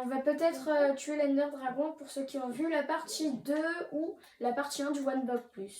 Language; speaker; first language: French; native; French